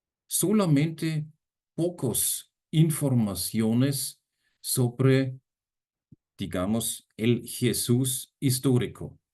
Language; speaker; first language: Spanish; non-native, fluent; German